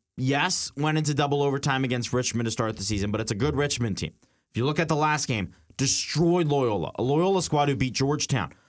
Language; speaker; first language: English; native; English